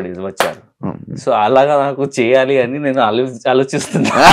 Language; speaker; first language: Telugu; non-native, local second language; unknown